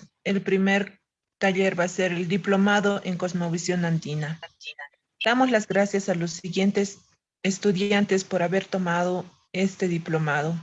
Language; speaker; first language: Spanish; native; Spanish